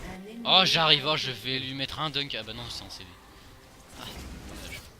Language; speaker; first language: French; native; French